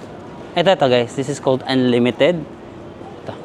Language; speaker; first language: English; non-native, local second language; Filipino